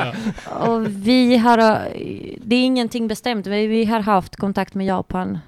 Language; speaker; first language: Swedish; non-native, fluent; Greek